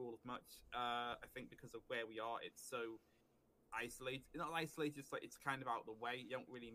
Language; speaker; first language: English; native; English